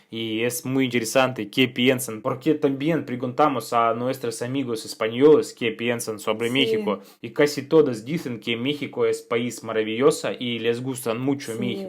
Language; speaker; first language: Spanish; non-native, fluent; Russian